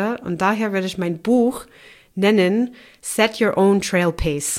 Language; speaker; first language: German; non-native, fluent; English